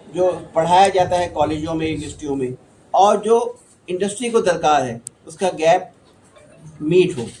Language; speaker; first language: Hindi; non-native, local second language; Punjabi